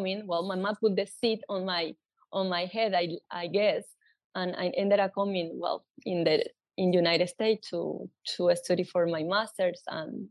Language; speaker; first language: English; non-native, fluent; Spanish